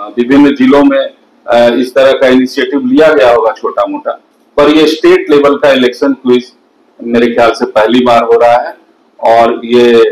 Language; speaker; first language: Hindi; native; Hindi